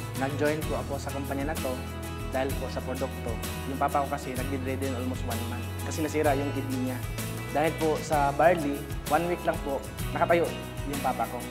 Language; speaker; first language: Filipino; non-native, local second language; Cebuano